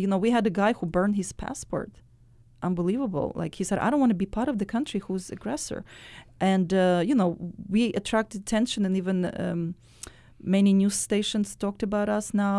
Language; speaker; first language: English; non-native, fluent; Russian